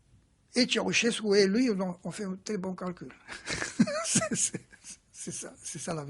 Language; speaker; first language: French; non-native, fluent; Romanian